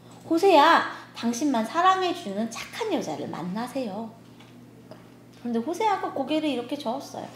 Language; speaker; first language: Korean; native; Korean